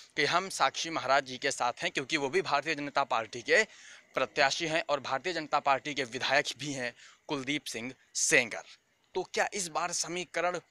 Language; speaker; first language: Hindi; native; Hindi